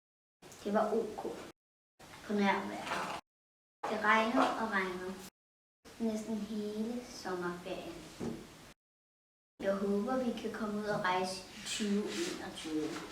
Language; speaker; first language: Danish; non-native, learner; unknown